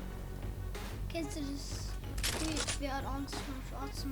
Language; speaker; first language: German; native; German